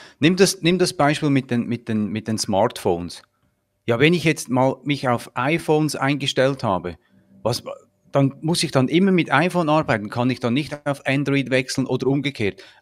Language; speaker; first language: German; native; German